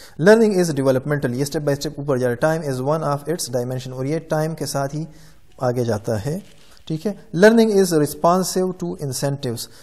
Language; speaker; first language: Urdu; non-native, local second language; Pashto